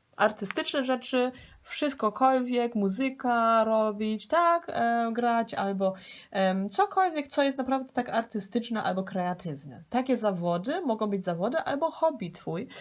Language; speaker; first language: Polish; early bilingual, heritage; Polish